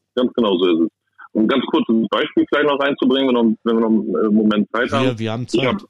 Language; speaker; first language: German; native; German